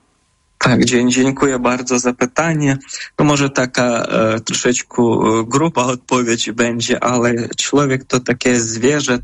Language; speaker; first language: Polish; non-native, fluent; Ukrainian